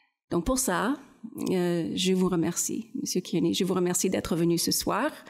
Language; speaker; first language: French; non-native, fluent; English